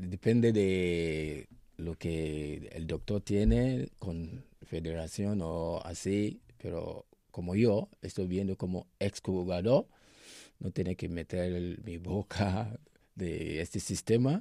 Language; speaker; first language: Spanish; non-native, learner; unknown